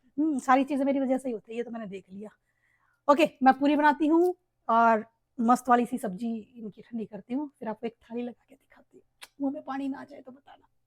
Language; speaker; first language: Hindi; native; Hindi